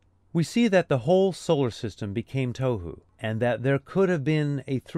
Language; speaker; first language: English; native; English